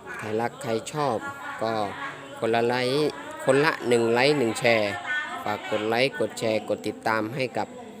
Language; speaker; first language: Thai; non-native, local second language; Lao